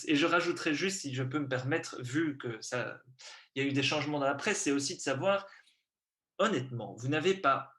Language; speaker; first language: French; native; French